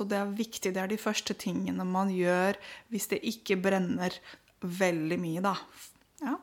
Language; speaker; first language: Norwegian; non-native, fluent; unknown